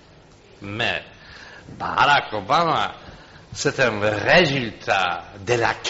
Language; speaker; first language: French; non-native, fluent; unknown